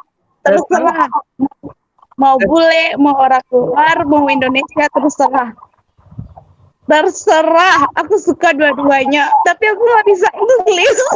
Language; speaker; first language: Indonesian; non-native, local second language; Minangkabau